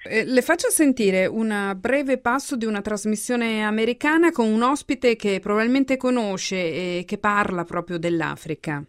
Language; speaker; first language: Italian; native; Italian